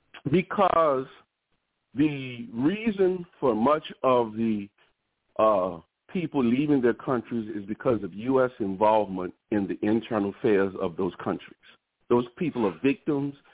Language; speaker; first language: English; native; English